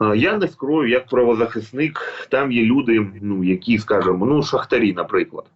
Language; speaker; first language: Ukrainian; native; Ukrainian